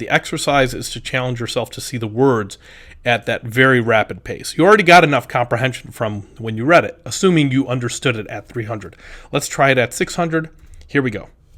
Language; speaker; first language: English; native; English